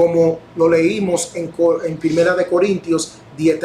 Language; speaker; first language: Spanish; non-native, fluent; English